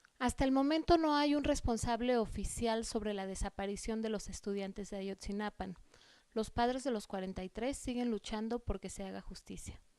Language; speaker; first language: Spanish; native; Spanish